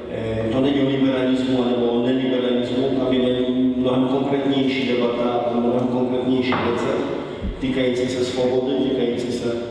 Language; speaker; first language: Czech; non-native, fluent; Polish